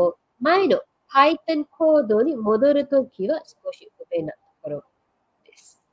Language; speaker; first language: Japanese; non-native, fluent; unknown